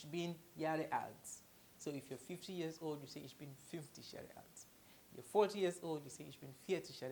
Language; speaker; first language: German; non-native, fluent; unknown